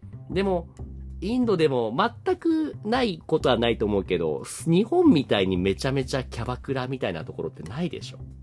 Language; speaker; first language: Japanese; native; Japanese